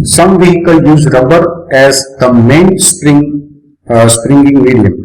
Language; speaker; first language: English; non-native, local second language; Gujarati